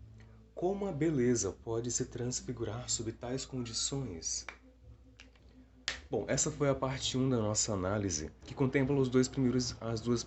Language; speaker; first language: Portuguese; native; Portuguese